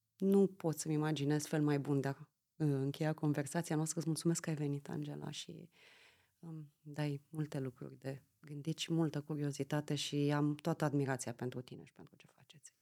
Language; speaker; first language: Romanian; native; Romanian